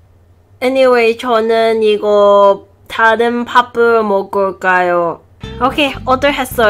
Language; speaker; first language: Korean; non-native, learner; Cantonese